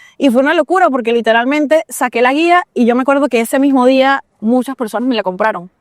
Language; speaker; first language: Spanish; native; Spanish